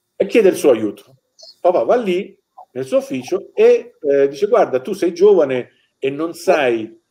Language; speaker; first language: Italian; non-native, fluent; Persian